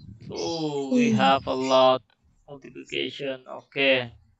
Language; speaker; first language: English; non-native, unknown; Indonesian